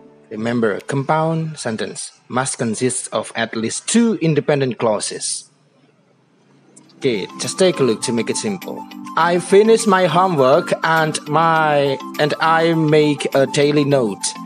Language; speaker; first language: English; non-native, fluent; Indonesian